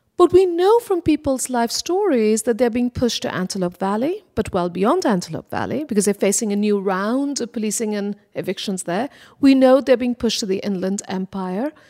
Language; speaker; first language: English; non-native, local second language; Bangla